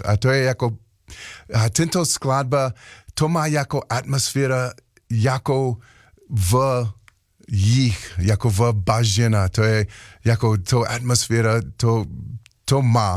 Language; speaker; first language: Czech; non-native, learner; English